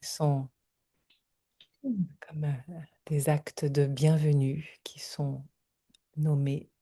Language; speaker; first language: French; native; French